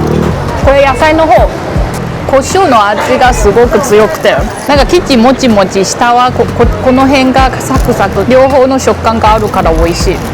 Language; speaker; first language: Japanese; non-native, fluent; Chinese